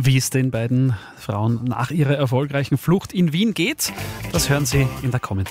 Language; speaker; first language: German; native; German